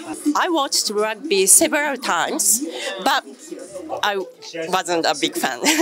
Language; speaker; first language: English; non-native, fluent; Japanese